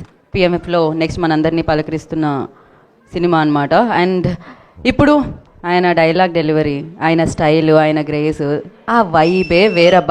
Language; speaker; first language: Telugu; native; Telugu